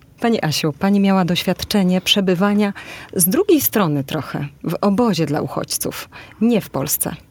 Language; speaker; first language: Polish; native; Polish